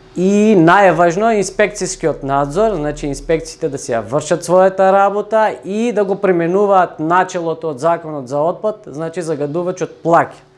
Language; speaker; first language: Macedonian; native; Macedonian